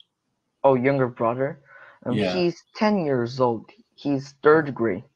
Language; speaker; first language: English; non-native, learner; Korean